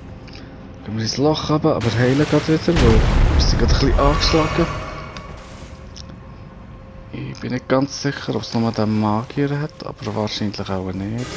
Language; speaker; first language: German; native; German